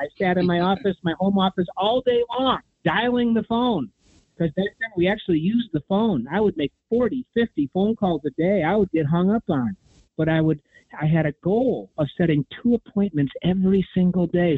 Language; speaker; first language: English; native; English